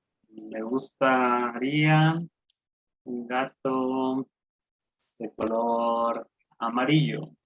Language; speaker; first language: Spanish; non-native, fluent; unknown